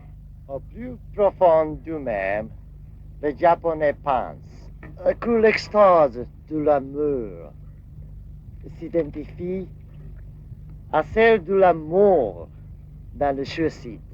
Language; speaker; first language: French; non-native, fluent; Japanese